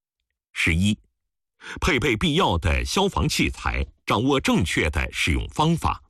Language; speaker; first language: Chinese; native; Chinese